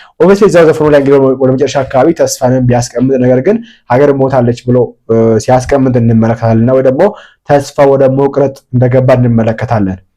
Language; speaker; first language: Amharic; native; Amharic